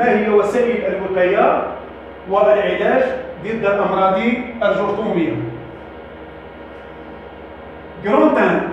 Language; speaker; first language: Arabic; native; Arabic